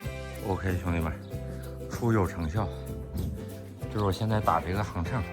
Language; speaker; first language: Chinese; native; Chinese